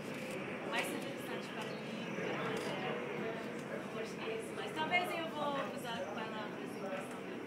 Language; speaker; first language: Portuguese; non-native, learner; English